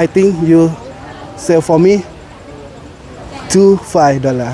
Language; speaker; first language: English; non-native, learner; Thai